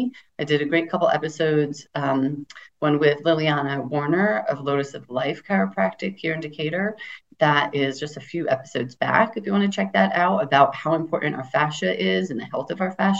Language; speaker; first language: English; native; English